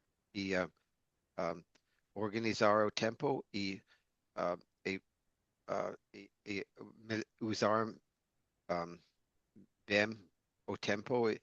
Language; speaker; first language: Portuguese; non-native, learner; English